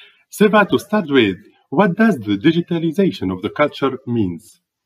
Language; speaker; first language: English; non-native, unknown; Arabic